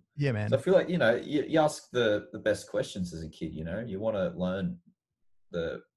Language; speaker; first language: English; native; English